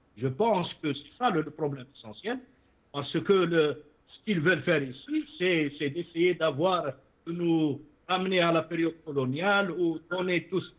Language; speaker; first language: French; non-native, local second language; Arabic